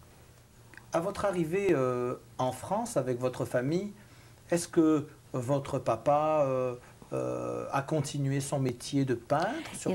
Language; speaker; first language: French; native; French